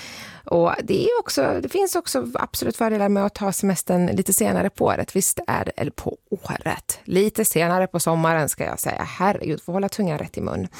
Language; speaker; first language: Swedish; native; Swedish